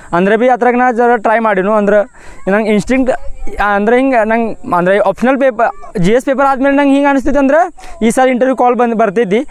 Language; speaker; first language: Kannada; non-native, local second language; Marathi